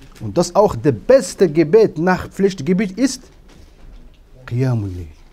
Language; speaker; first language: German; non-native, fluent; Arabic